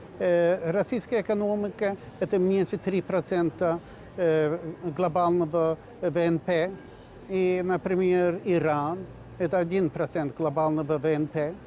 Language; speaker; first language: Russian; non-native, fluent; Swedish